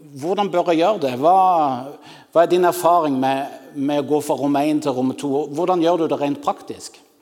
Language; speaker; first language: Norwegian; native; Norwegian